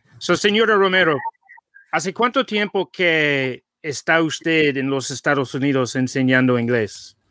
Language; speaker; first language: Spanish; non-native, learner; English